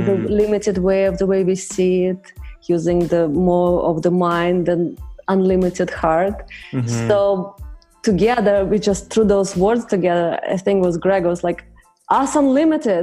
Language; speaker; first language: English; non-native, fluent; Russian